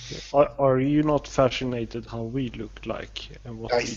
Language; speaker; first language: English; non-native, learner; Swedish